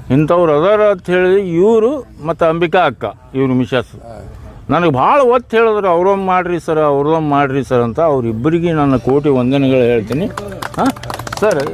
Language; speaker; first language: Kannada; native; Kannada